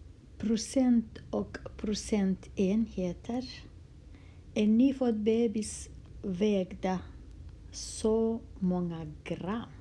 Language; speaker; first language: Swedish; non-native, fluent; Kurdish